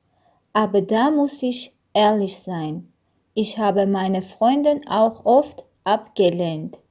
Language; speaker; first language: German; non-native, learner; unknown